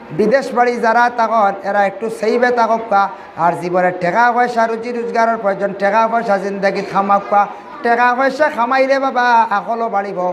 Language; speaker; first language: Bangla; native; Bangla